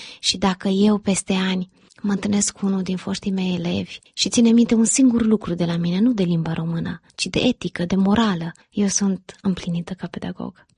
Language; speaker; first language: Romanian; early bilingual, heritage; Romanian